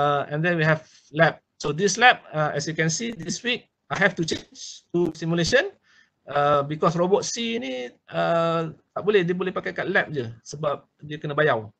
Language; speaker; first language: English; non-native, local second language; Malay